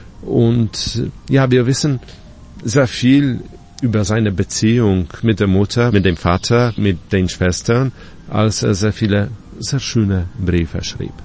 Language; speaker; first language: German; non-native, fluent; Polish